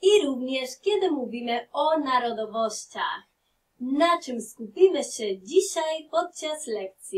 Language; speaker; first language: Polish; non-native, fluent; Spanish